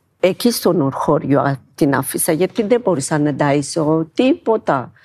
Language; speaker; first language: Greek; non-native, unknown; Amharic